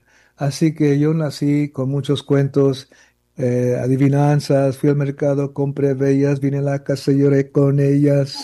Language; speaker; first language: Spanish; early bilingual, heritage; Spanish